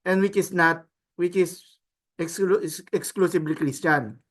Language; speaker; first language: English; non-native, local second language; Filipino